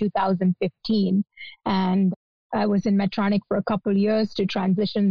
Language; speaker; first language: English; non-native, local second language; Malayalam